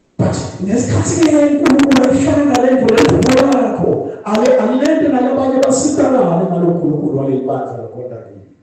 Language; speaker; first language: Zulu; non-native, local second language; Swati